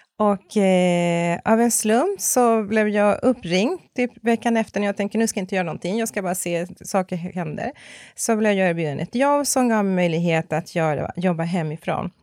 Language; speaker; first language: Swedish; early bilingual, other home language; Spanish